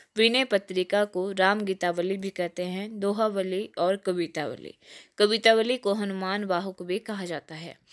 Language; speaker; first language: Hindi; native; Hindi